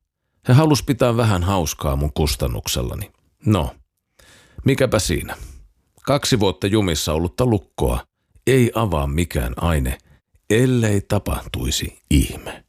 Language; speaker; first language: Finnish; native; Finnish